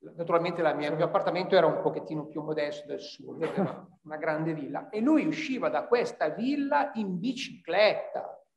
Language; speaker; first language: Italian; native; Italian